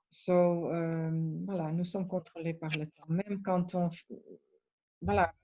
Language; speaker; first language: French; non-native, learner; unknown